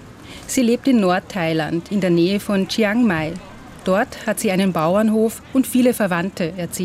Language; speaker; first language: German; native; German